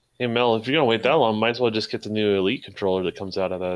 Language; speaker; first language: English; native; English